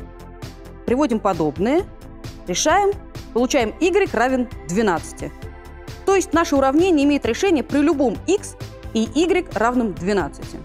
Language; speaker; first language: Russian; native; Russian